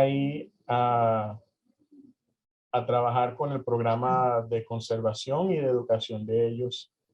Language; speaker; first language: Spanish; early bilingual, heritage; Spanish